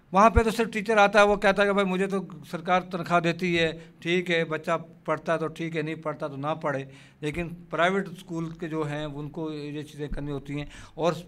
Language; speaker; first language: Urdu; native; Urdu